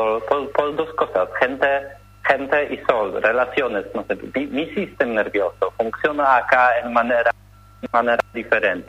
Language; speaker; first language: Spanish; non-native, learner; Polish